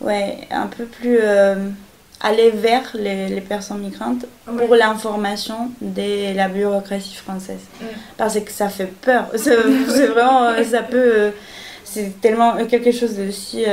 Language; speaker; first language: French; non-native, fluent; Spanish